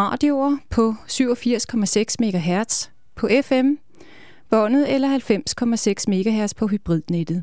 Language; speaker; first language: Danish; native; Danish